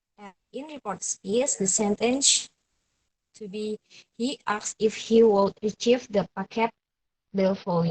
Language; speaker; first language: English; non-native, learner; Indonesian